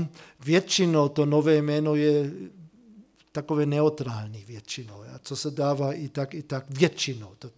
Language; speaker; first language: Czech; non-native, fluent; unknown